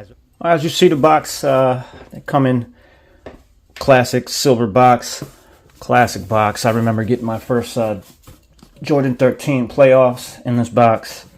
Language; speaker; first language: English; native; English